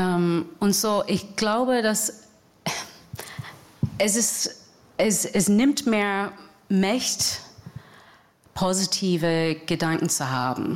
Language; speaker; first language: German; non-native, fluent; English